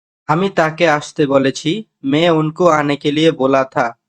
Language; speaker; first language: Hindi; non-native, learner; Bangla